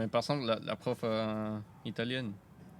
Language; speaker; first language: French; non-native, fluent; Spanish